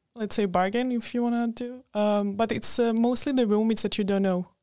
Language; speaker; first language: English; non-native, fluent; Greek